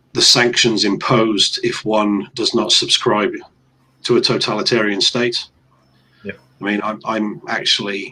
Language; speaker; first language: English; native; English